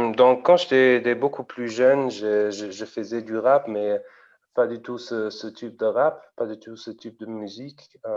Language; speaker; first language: French; non-native, fluent; German